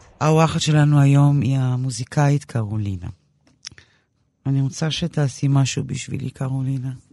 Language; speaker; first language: Hebrew; native; Hebrew